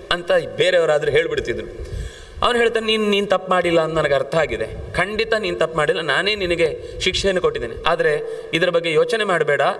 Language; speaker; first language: Kannada; non-native, local second language; Tulu